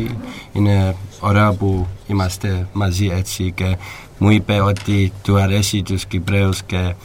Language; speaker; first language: Greek; early bilingual, heritage; English